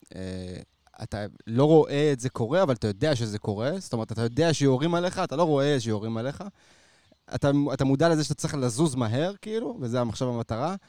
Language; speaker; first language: Hebrew; native; Hebrew